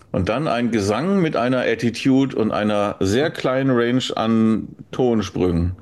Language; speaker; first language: German; native; German